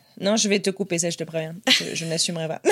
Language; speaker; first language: French; native; French